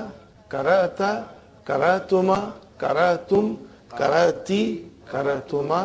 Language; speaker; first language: Arabic; non-native, fluent; Urdu